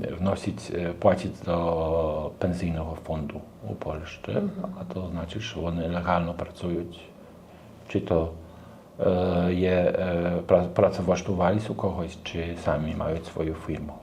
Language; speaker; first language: Ukrainian; non-native, learner; Polish